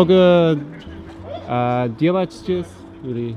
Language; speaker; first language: Russian; non-native, learner; English